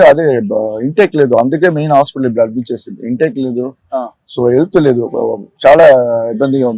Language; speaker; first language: Telugu; non-native, local second language; Tamil